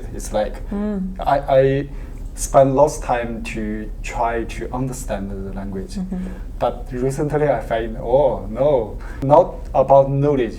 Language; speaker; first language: English; non-native, learner; Chinese